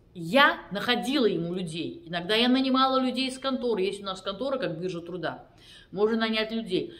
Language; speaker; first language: Russian; native; Russian